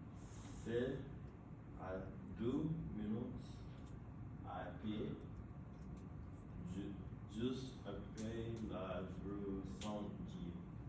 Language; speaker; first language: French; non-native, learner; English